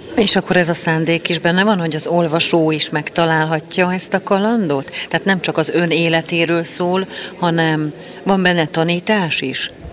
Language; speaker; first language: Hungarian; native; Hungarian